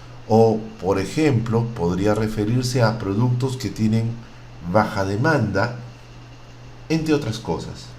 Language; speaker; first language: Spanish; native; Spanish